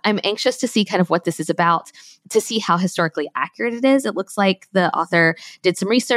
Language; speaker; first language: English; native; English